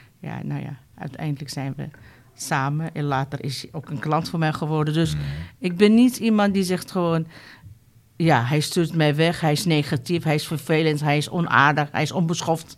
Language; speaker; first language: Dutch; non-native, fluent; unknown